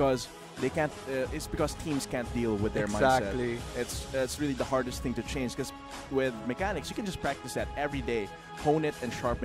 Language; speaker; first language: English; non-native, local second language; Filipino